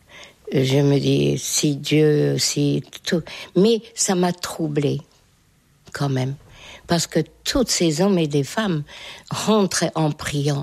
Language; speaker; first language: French; non-native, fluent; Hungarian